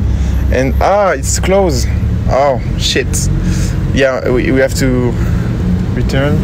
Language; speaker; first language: English; non-native, learner; French